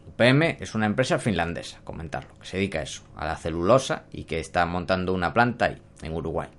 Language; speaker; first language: Spanish; native; Spanish